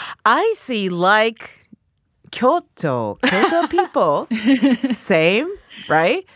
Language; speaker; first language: English; non-native, learner; Japanese